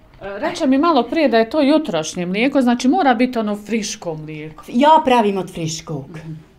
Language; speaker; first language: Croatian; native; Croatian